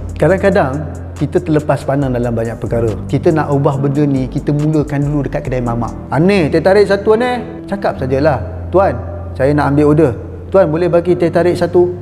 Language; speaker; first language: Malay; native; Malay